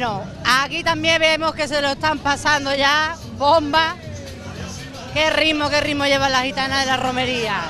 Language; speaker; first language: Spanish; native; Spanish